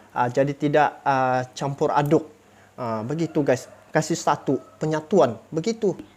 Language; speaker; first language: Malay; native; Malay